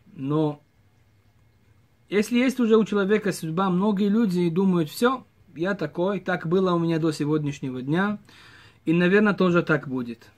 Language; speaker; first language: Russian; early bilingual, heritage; Hebrew